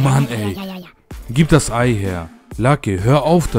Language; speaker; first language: German; native; German